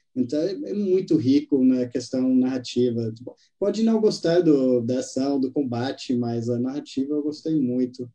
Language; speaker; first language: Portuguese; non-native, fluent; English